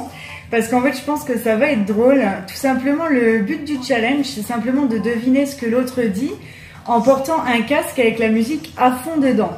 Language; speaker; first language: French; native; French